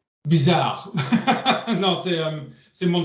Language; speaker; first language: French; non-native, learner; English